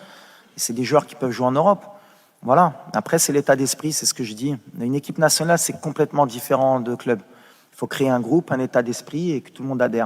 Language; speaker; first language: French; native; French